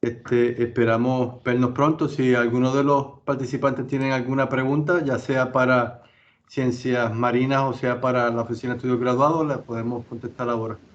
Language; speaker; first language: Spanish; native; Spanish